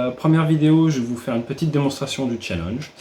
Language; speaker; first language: French; native; French